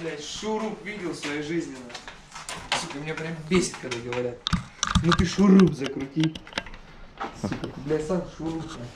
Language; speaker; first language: Russian; native; Russian